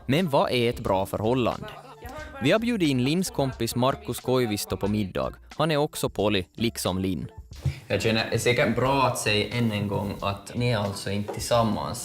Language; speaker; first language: Swedish; native; Swedish